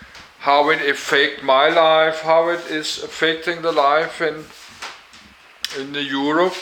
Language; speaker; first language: English; non-native, learner; Danish